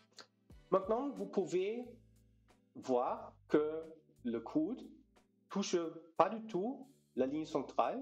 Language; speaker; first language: French; non-native, fluent; German